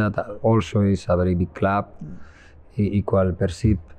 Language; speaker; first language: English; non-native, learner; Spanish